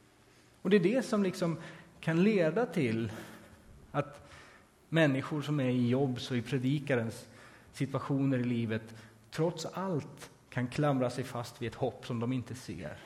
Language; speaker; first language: Swedish; native; Swedish